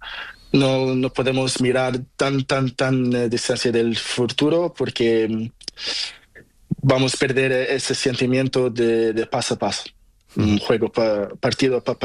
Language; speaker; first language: Spanish; non-native, learner; Portuguese